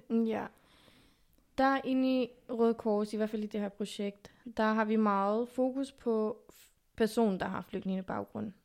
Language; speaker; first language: Danish; early bilingual, other home language; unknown